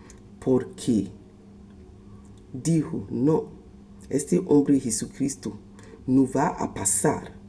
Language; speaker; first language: Spanish; non-native, fluent; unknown